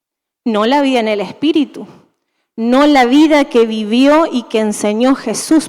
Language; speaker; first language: Spanish; native; Spanish